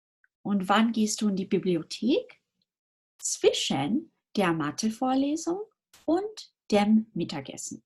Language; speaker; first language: German; non-native, fluent; English